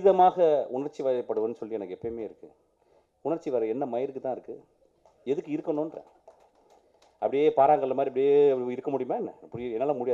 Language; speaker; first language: Tamil; native; Tamil